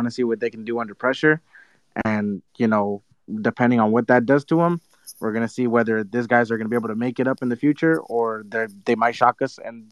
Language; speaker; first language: English; native; English